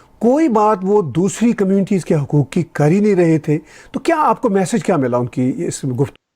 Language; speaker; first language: Urdu; native; Urdu